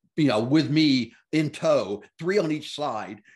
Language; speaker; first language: English; native; English